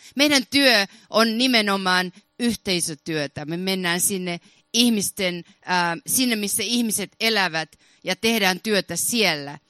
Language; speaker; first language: Finnish; early bilingual, heritage; Finnish